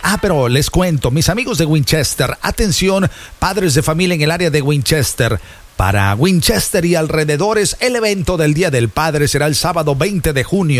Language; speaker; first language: Spanish; native; Spanish